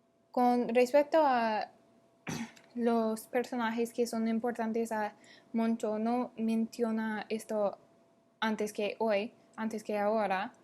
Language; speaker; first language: Spanish; non-native, learner; English